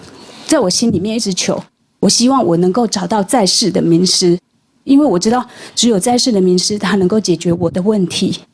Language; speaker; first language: Chinese; native; Chinese